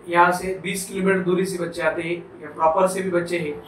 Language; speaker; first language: Hindi; non-native, local second language; Marathi